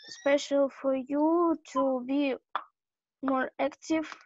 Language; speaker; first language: English; non-native, learner; Russian